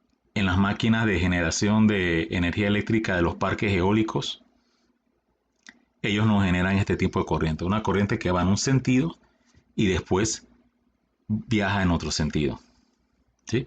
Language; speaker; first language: Spanish; native; Spanish